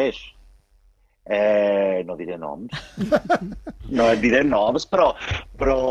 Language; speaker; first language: Catalan; non-native, local second language; Spanish